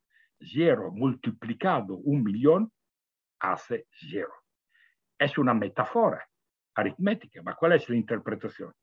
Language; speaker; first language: Spanish; non-native, fluent; Italian